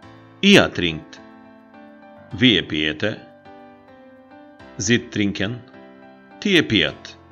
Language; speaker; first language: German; non-native, fluent; Macedonian